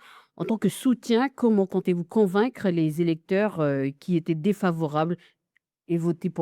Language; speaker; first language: French; native; French